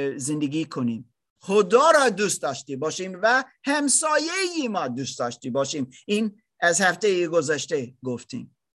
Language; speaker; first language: Persian; non-native, learner; German